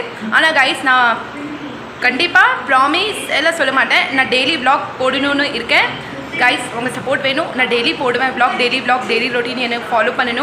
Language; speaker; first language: Tamil; non-native, local second language; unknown